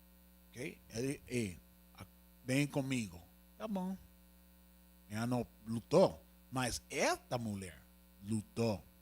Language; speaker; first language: Portuguese; non-native, learner; Spanish